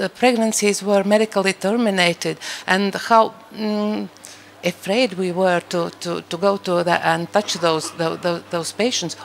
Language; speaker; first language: English; non-native, fluent; Latvian